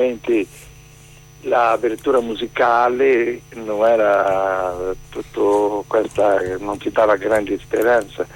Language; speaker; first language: Italian; non-native, fluent; Portuguese